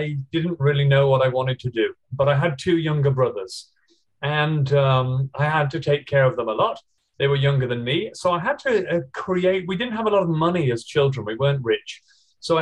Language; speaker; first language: English; native; English